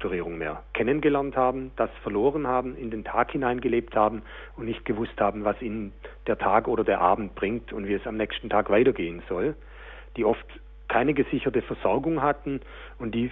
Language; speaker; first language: German; native; German